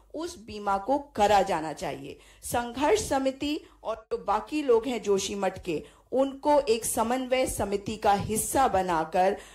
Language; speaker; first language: Hindi; native; Hindi